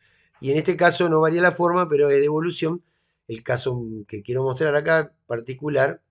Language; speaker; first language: Spanish; native; Spanish